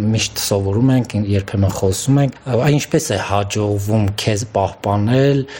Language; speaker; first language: Armenian; native; Armenian